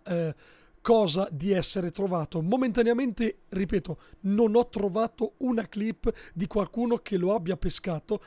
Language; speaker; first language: Italian; native; Italian